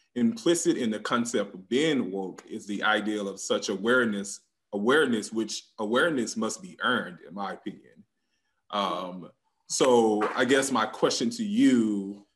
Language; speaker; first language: English; native; English